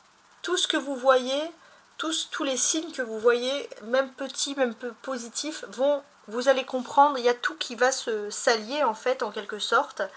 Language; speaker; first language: French; native; French